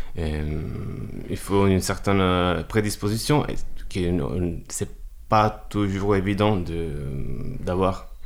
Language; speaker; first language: French; non-native, fluent; Italian